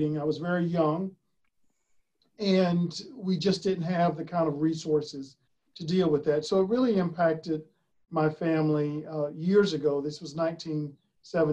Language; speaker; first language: English; native; English